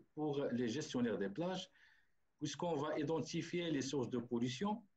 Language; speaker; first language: French; non-native, local second language; Arabic